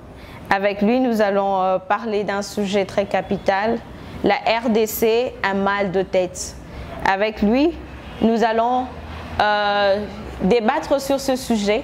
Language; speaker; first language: French; non-native, local second language; Lingala